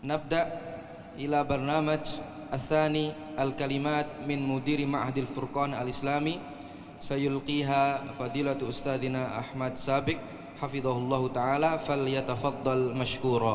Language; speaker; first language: Arabic; non-native, fluent; Indonesian